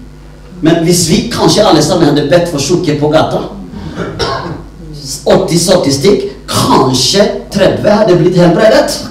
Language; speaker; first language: Norwegian; non-native, fluent; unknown